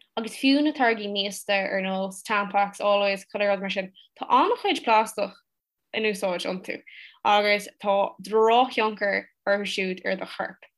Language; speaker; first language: Irish; non-native, local second language; English